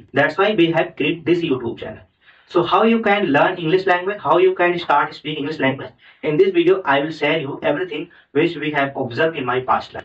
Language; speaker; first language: English; non-native, learner; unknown